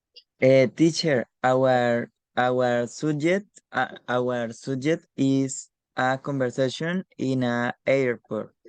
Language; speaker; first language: English; non-native, learner; Spanish